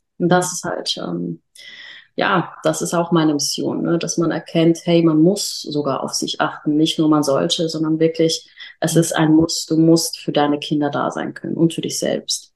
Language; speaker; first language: German; early bilingual, other home language; Arabic